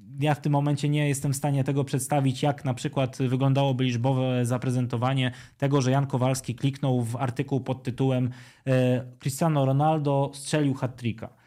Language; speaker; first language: Polish; native; Polish